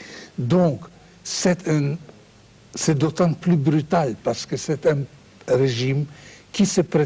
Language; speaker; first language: French; non-native, fluent; Czech